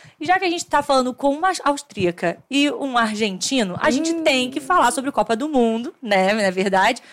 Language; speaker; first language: Portuguese; native; Portuguese